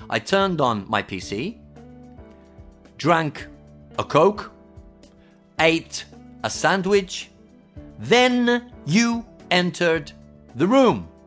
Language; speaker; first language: English; native; English